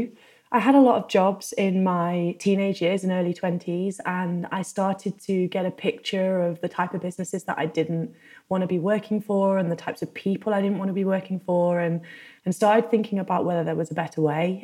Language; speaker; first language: English; native; English